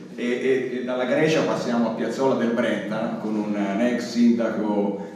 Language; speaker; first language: Italian; native; Italian